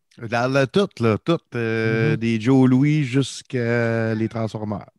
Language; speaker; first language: French; native; French